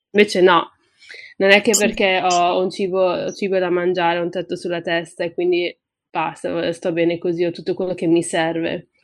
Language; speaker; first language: Italian; early bilingual, other home language; Tigrinya